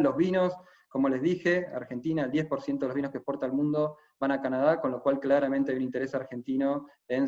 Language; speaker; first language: Spanish; native; Spanish